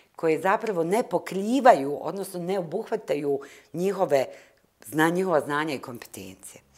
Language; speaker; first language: Bosnian; native; Bosnian